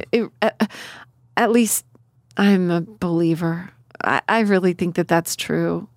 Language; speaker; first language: English; native; English